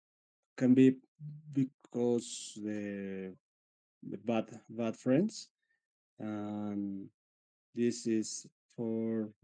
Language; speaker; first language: English; non-native, learner; Spanish